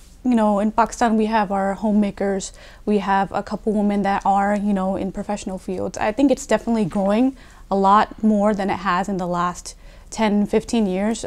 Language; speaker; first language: English; native; English